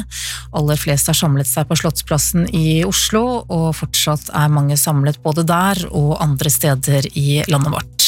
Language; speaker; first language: Norwegian; native; Norwegian